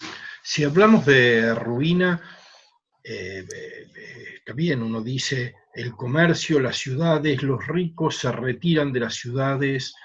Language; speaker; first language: Spanish; native; Spanish